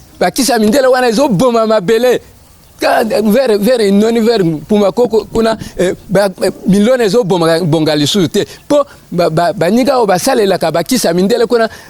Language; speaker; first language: Lingala; native; Lingala